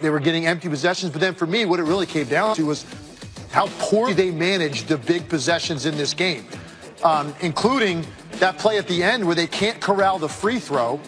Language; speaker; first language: English; native; English